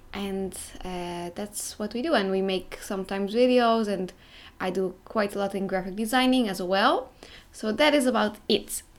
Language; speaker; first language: English; non-native, fluent; Dutch